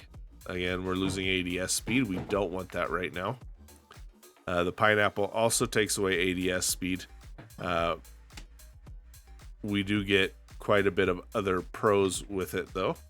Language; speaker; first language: English; native; English